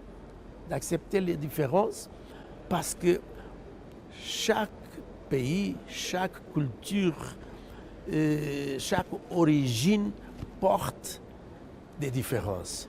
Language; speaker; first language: French; non-native, fluent; Portuguese